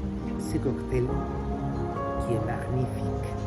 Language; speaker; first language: French; non-native, learner; Spanish